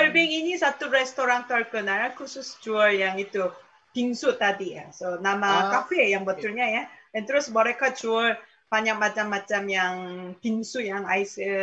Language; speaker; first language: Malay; non-native, fluent; Korean